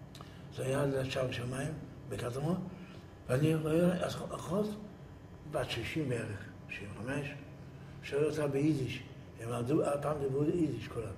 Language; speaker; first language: Hebrew; early bilingual, other home language; Yiddish